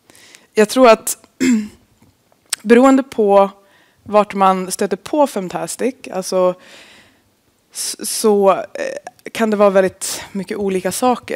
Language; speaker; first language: Swedish; native; Swedish